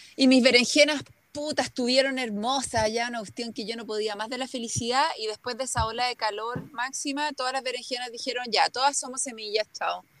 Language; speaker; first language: Spanish; native; Spanish